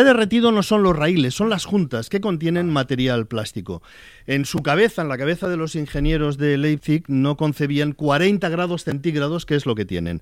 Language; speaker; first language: Spanish; native; Spanish